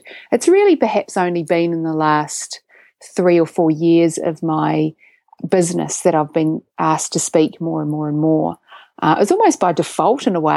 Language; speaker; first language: English; native; English